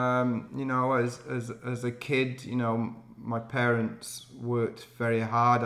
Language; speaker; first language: English; native; English